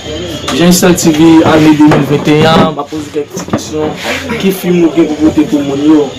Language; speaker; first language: French; non-native, learner; Haitian Creole